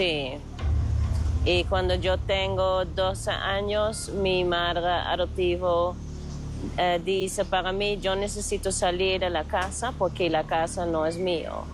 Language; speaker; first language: Spanish; non-native, learner; Dutch